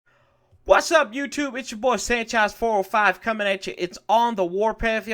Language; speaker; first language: English; native; English